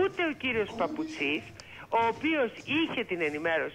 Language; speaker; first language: Greek; native; Greek